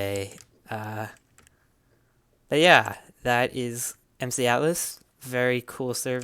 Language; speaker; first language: English; native; English